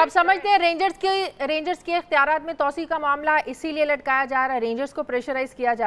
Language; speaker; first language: Urdu; native; Urdu